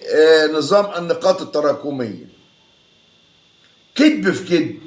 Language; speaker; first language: Arabic; native; Arabic